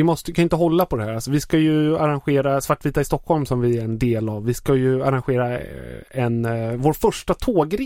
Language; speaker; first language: Swedish; native; Swedish